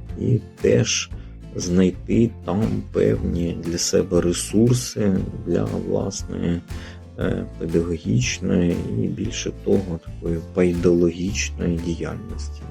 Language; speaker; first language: Ukrainian; native; Ukrainian